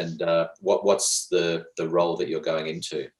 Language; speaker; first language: English; native; English